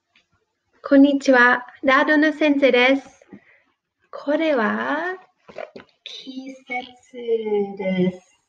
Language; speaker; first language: Japanese; non-native, fluent; English